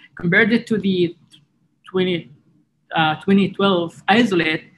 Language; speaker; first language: English; non-native, fluent; Arabic